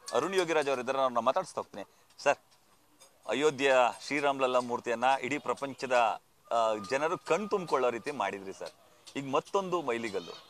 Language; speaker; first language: Kannada; native; Kannada